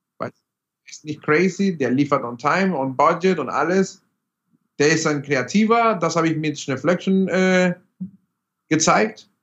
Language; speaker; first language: German; non-native, fluent; Spanish